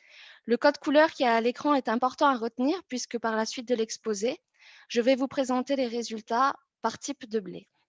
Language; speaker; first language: French; native; French